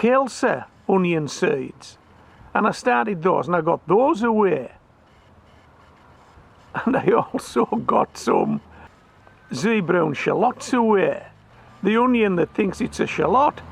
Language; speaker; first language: English; native; English